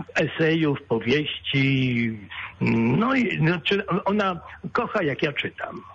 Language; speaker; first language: Polish; early bilingual, other home language; French